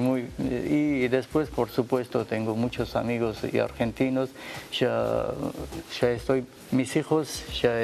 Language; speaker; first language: Spanish; non-native, learner; Armenian